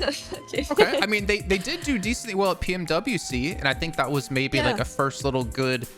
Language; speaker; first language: English; native; English